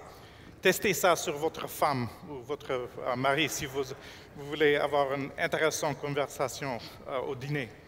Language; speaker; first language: French; non-native, fluent; English